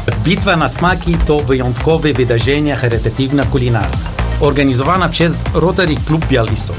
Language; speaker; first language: Polish; non-native, learner; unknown